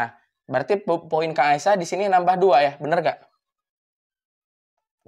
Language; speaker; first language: Indonesian; native; Indonesian